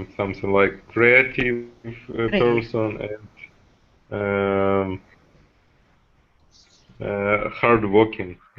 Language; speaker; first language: English; non-native, learner; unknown